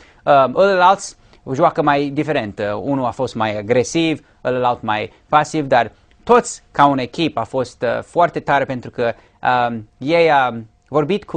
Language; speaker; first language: Romanian; early bilingual, heritage; English